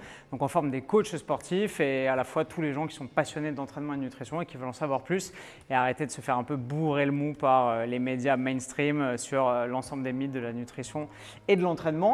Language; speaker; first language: French; native; French